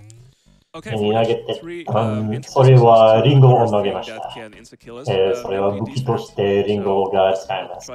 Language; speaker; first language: Japanese; non-native, learner; English